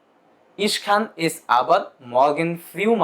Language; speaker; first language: German; non-native, fluent; Bangla